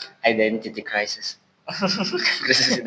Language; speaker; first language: English; non-native, learner; Indonesian